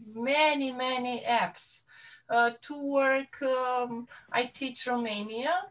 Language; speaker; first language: English; non-native, fluent; Romanian